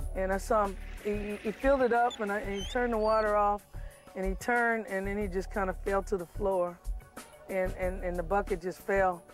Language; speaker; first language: English; native; English